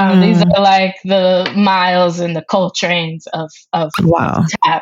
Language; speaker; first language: English; native; English